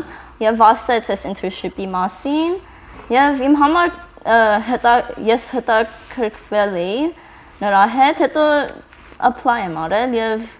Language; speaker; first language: Armenian; early bilingual, heritage; Armenian